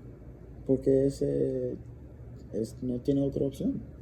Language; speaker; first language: Spanish; non-native, learner; English